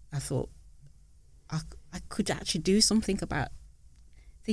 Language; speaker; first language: English; native; English